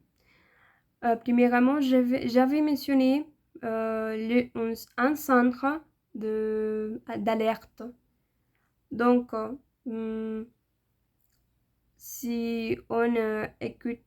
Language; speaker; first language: French; non-native, learner; Spanish